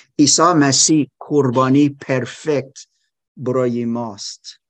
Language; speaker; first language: Persian; non-native, learner; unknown